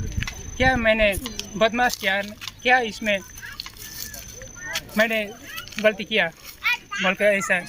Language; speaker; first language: Hindi; non-native, local second language; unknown